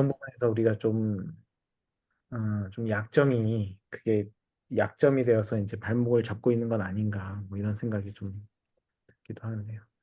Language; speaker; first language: Korean; native; Korean